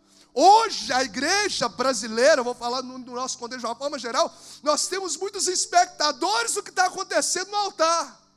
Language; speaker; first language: Portuguese; native; Portuguese